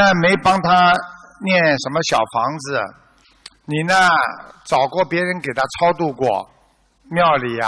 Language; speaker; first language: Chinese; native; Chinese